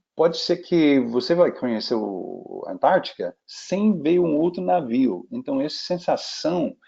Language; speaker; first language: Portuguese; non-native, fluent; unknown